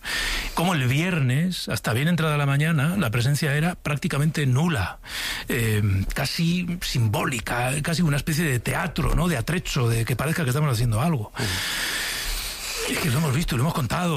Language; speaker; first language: Spanish; native; Spanish